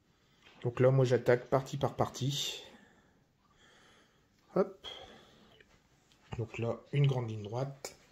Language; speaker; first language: French; native; French